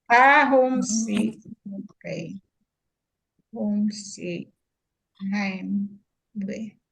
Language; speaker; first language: English; non-native, local second language; Filipino